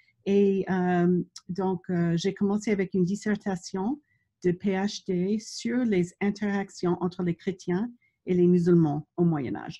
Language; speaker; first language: French; non-native, fluent; English